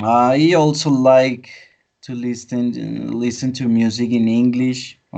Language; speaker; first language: English; non-native, fluent; Spanish